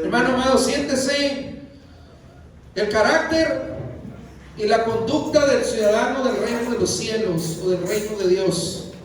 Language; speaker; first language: Spanish; native; Spanish